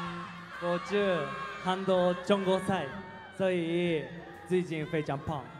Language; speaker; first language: Chinese; non-native, learner; Japanese